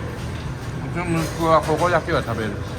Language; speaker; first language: Japanese; native; Japanese